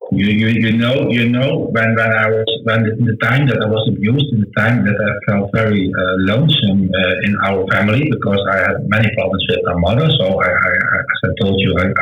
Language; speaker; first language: English; non-native, learner; Dutch